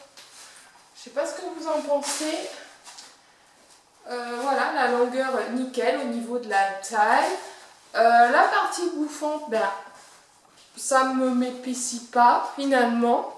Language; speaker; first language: French; native; French